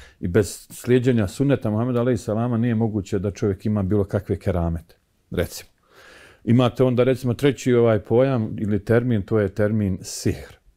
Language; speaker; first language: Bosnian; native; Bosnian